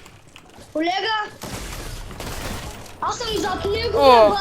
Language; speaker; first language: Bulgarian; native; Bulgarian